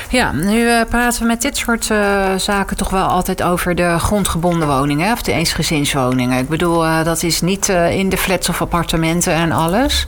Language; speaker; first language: Dutch; native; Dutch